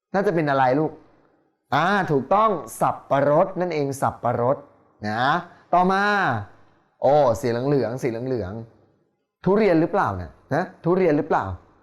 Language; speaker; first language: Thai; native; Thai